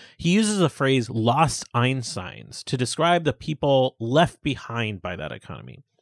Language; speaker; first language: English; early bilingual, other home language; Hindi